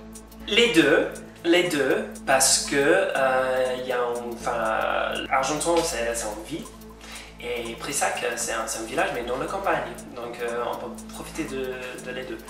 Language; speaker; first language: French; non-native, fluent; English